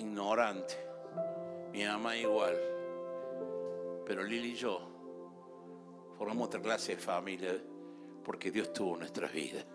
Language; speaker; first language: Spanish; native; Spanish